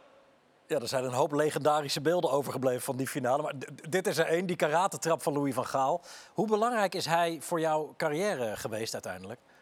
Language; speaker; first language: Dutch; native; Dutch